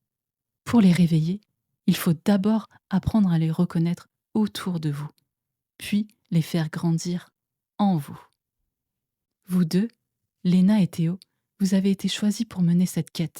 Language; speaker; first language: French; native; French